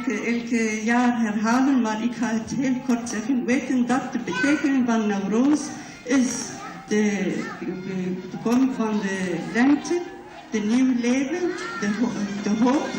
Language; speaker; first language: Dutch; non-native, fluent; Kurdish